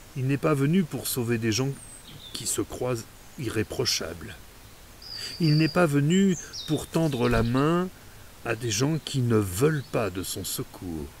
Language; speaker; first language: French; native; French